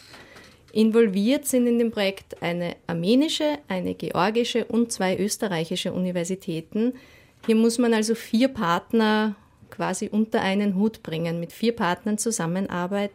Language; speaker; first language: German; native; German